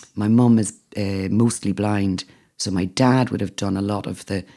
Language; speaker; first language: English; native; English